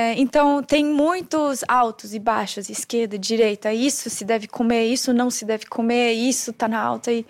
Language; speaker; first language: Portuguese; non-native, fluent; German